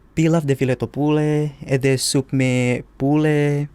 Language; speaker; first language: Albanian; non-native, learner; Indonesian